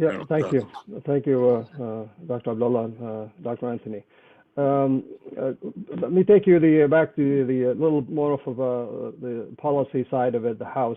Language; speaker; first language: English; non-native, fluent; Arabic